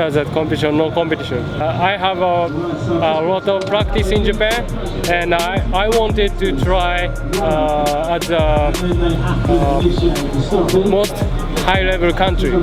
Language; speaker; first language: English; non-native, learner; Japanese